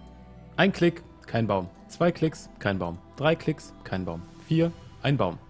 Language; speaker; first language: German; native; German